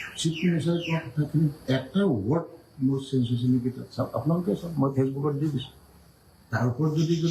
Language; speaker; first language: Assamese; non-native, local second language; Karbi